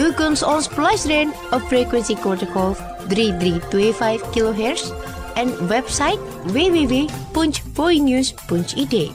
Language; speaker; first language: Dutch; non-native, local second language; Indonesian